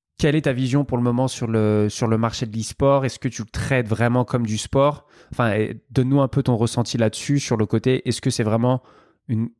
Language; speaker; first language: French; native; French